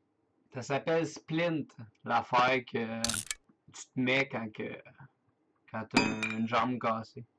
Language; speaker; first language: French; native; French